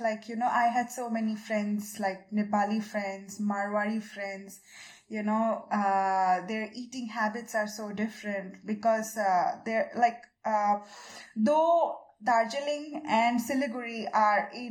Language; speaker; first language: English; non-native, local second language; Bangla